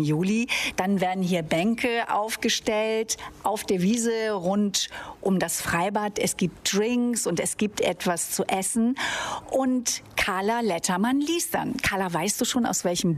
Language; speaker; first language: German; native; German